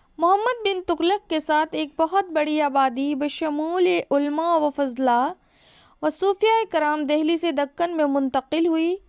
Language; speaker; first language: Urdu; native; Urdu